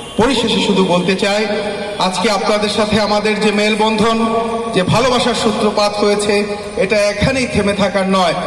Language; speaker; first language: Bangla; native; Bangla